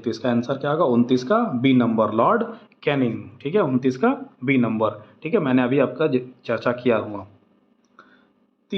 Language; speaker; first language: Hindi; native; Hindi